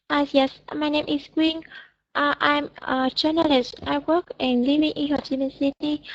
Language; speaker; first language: English; non-native, learner; Vietnamese